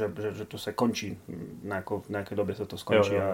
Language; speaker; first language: Czech; non-native, learner; Polish